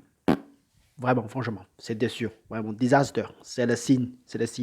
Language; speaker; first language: French; non-native, learner; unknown